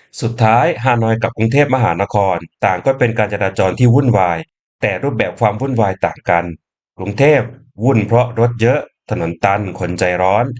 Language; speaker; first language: Thai; native; Thai